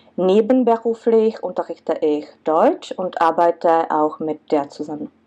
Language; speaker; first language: German; non-native, fluent; Czech